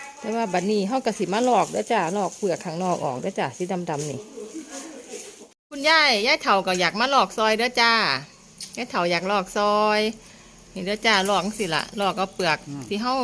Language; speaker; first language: Thai; non-native, local second language; Northeastern Thai